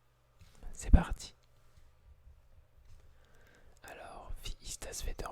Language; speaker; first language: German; non-native, learner; French